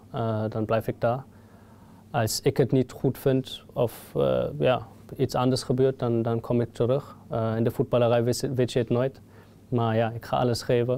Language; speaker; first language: Dutch; non-native, fluent; German